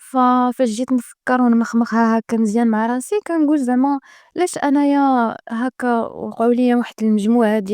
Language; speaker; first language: Arabic; native; Arabic